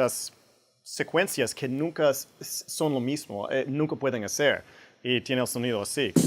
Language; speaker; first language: Spanish; non-native, fluent; English